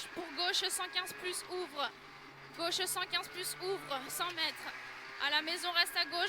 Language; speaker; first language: French; native; French